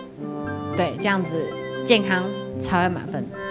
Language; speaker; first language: Chinese; native; Chinese